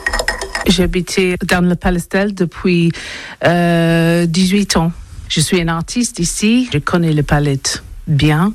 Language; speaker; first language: French; non-native, learner; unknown